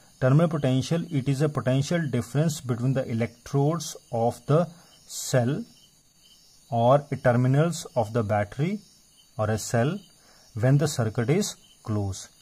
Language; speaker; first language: Hindi; native; Hindi